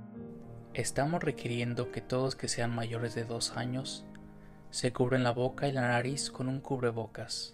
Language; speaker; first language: Spanish; native; Spanish